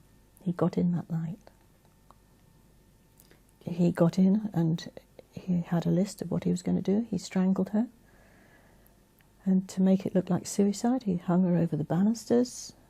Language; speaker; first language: English; native; English